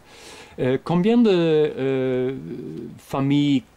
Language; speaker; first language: French; non-native, fluent; German